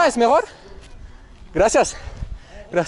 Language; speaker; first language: Spanish; non-native, learner; French